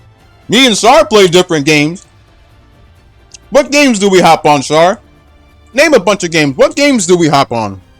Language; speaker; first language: English; native; English